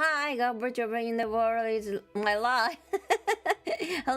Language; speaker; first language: English; non-native, learner; Japanese